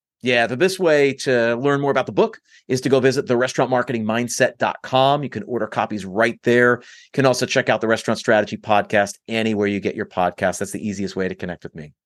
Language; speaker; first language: English; native; English